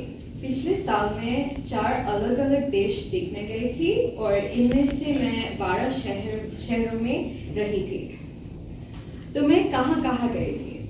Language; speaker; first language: Hindi; non-native, learner; Bangla